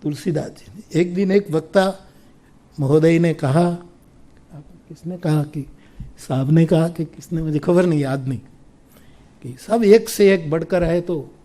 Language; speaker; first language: Hindi; non-native, local second language; Gujarati